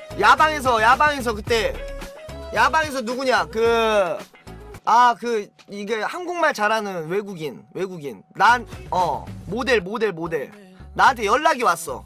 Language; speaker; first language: Korean; native; Korean